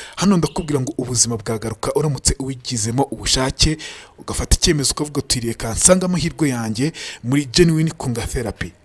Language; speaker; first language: Kinyarwanda; native; Kinyarwanda